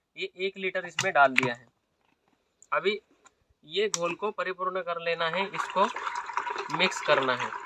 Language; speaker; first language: Hindi; non-native, local second language; Marathi